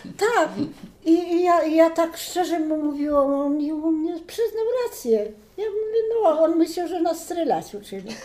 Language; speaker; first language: Polish; native; Polish